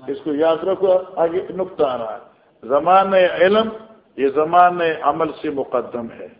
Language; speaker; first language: Urdu; non-native, local second language; Northern Hindko